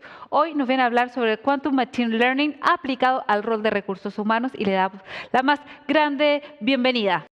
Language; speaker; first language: Spanish; native; Spanish